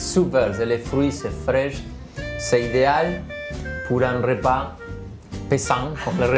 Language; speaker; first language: French; non-native, fluent; Spanish